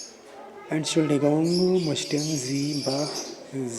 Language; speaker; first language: German; non-native, learner; Urdu